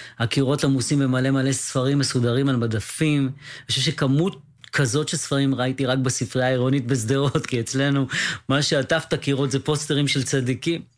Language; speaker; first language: Hebrew; native; Hebrew